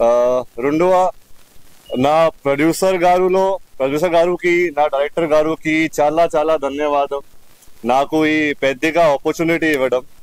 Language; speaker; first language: Telugu; non-native, learner; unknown